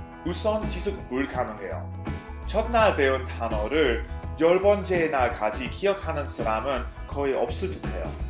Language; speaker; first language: Korean; non-native, fluent; English